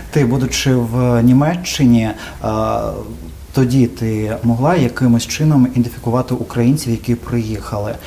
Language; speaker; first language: Ukrainian; native; Ukrainian